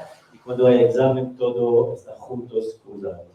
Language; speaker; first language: Spanish; non-native, fluent; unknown